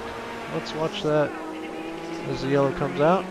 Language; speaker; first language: English; native; English